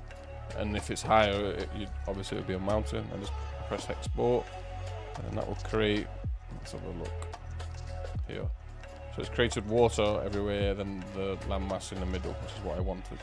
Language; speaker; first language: English; native; English